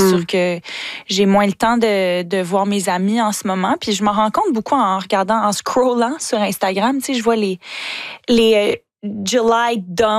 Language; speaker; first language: French; native; French